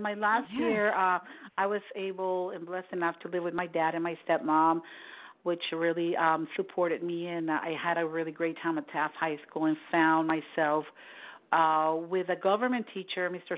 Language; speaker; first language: English; early bilingual, other home language; Spanish